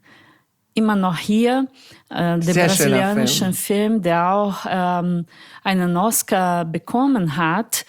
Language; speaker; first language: German; non-native, fluent; Portuguese